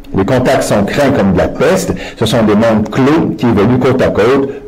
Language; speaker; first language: French; native; French